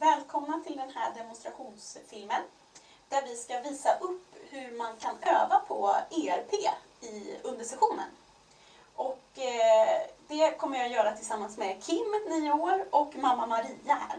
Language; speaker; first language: Swedish; native; Swedish